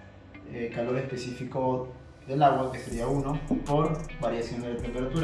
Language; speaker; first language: Spanish; native; Spanish